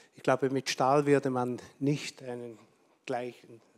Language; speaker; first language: English; non-native, learner; German